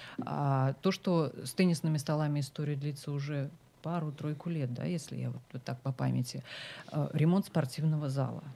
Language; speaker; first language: Russian; native; Russian